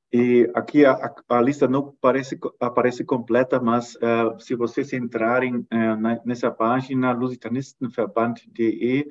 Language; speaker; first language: Portuguese; non-native, fluent; German